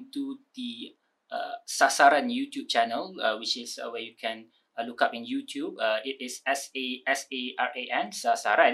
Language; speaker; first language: English; non-native, local second language; Malay